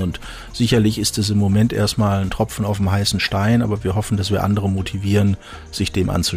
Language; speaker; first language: German; native; German